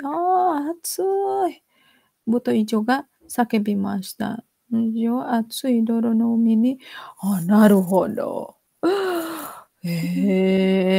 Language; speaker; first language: Japanese; non-native, fluent; Indonesian